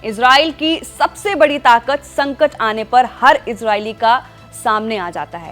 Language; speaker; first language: Hindi; native; Hindi